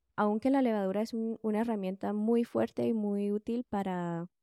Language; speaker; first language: Spanish; early bilingual, heritage; Spanish